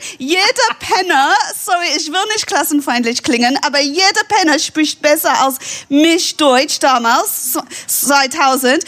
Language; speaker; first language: German; non-native, fluent; English